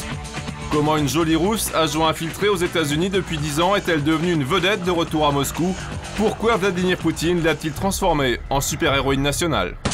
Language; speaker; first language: French; native; French